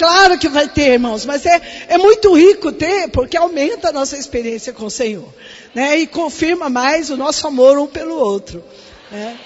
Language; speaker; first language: Portuguese; native; Portuguese